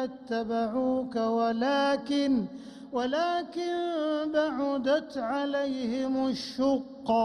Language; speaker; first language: Arabic; native; Arabic